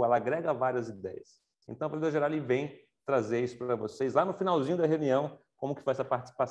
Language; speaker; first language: Portuguese; native; Portuguese